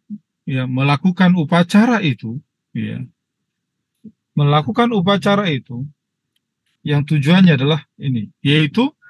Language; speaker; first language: Indonesian; native; Indonesian